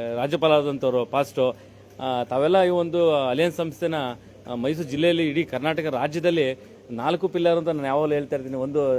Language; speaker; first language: Kannada; native; Kannada